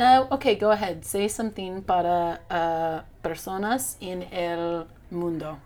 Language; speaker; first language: Spanish; non-native, learner; English